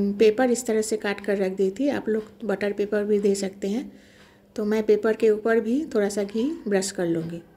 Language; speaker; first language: Hindi; non-native, local second language; Bangla